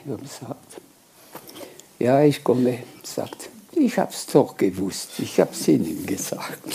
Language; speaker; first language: German; non-native, local second language; French